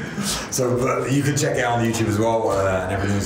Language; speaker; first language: English; native; English